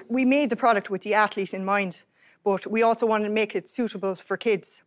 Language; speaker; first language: English; native; English